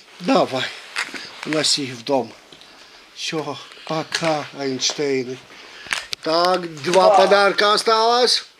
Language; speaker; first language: Russian; early bilingual, heritage; Russian